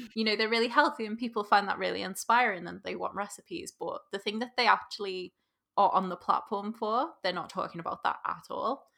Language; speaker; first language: English; native; English